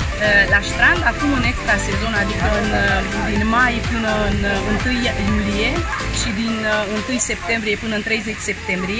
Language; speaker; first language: Romanian; non-native, fluent; Hungarian